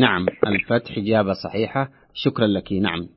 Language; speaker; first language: Arabic; native; Arabic